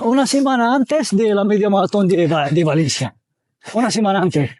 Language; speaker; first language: Spanish; non-native, fluent; Arabic